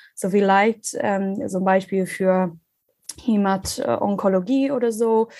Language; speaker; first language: German; non-native, learner; English